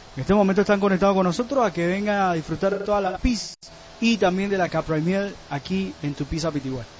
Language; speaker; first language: Spanish; native; Spanish